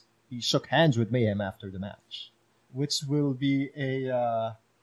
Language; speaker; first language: English; non-native, local second language; Filipino